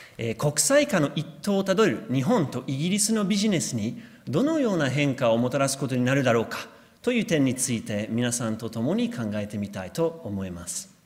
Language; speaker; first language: Japanese; non-native, fluent; English